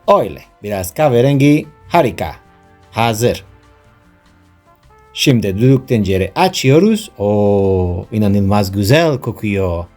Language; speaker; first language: Turkish; non-native, learner; Spanish